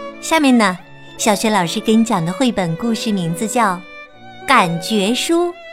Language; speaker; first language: Chinese; native; Chinese